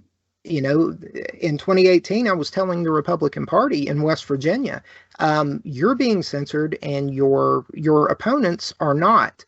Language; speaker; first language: English; native; English